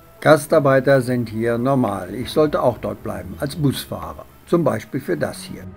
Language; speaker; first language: German; native; German